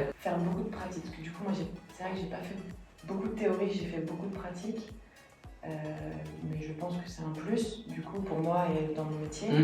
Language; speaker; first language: French; native; French